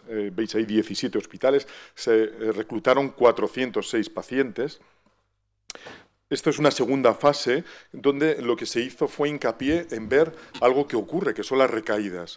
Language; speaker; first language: Spanish; native; Spanish